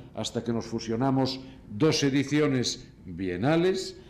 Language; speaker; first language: Spanish; native; Spanish